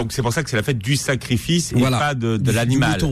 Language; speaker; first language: French; native; French